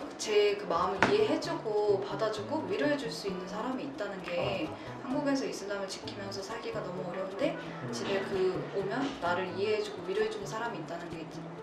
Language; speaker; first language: Korean; native; Korean